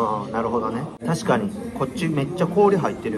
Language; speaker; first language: Japanese; native; Japanese